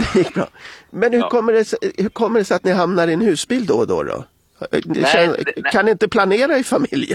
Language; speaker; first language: Swedish; native; Swedish